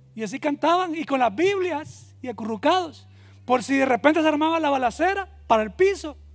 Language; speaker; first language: Spanish; native; Spanish